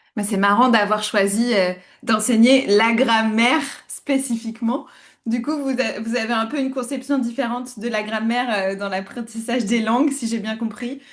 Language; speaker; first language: French; native; French